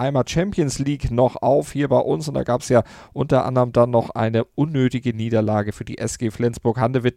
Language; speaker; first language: German; native; German